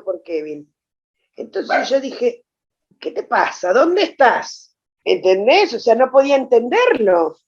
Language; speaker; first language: Spanish; native; Spanish